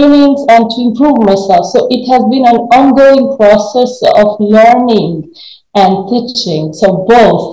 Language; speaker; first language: English; non-native, fluent; Albanian